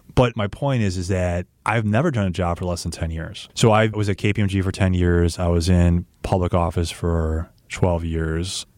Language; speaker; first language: English; native; English